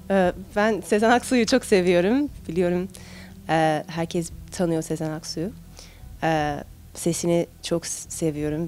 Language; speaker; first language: Turkish; early bilingual, heritage; Turkish